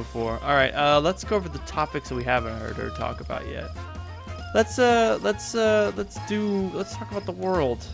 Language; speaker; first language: English; native; English